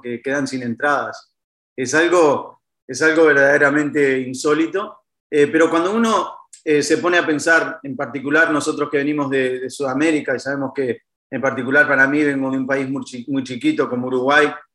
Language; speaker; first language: Spanish; native; Spanish